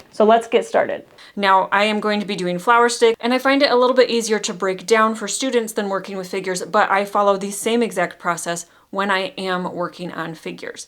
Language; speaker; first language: English; native; English